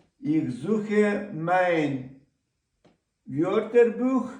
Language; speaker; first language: German; non-native, learner; Ukrainian